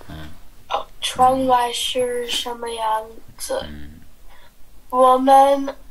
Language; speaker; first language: Chinese; non-native, learner; English